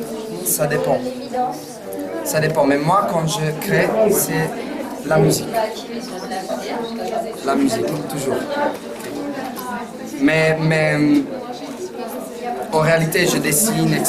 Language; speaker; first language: French; non-native, fluent; Italian